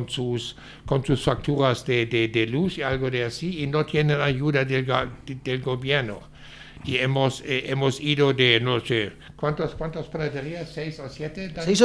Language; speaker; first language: Spanish; non-native, fluent; German